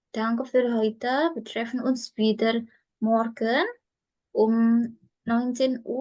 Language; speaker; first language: German; non-native, fluent; Indonesian